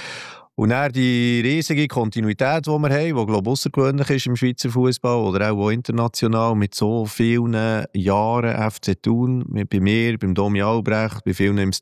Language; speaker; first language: German; native; German